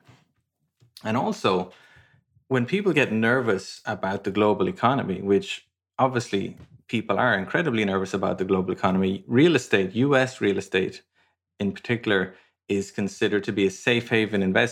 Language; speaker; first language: English; native; English